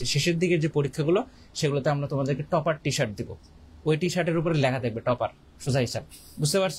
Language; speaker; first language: Bangla; native; Bangla